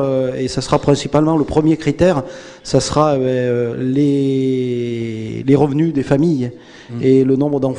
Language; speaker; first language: French; native; French